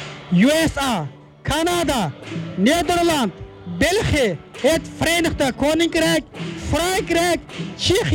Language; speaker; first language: Dutch; non-native, learner; Uyghur